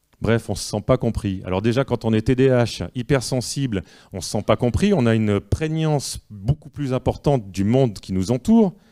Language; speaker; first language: French; native; French